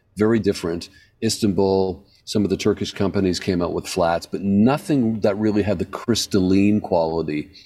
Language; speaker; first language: English; native; English